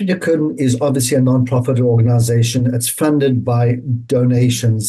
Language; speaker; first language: English; native; English